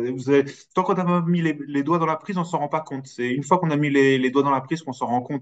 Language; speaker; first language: French; native; French